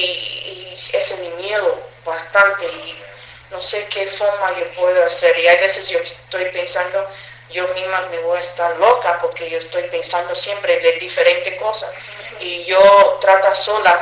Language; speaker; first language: Spanish; early bilingual, heritage; English